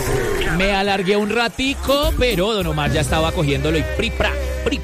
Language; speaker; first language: Spanish; native; Spanish